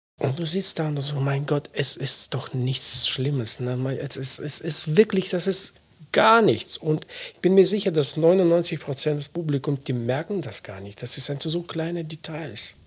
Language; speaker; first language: German; non-native, fluent; Russian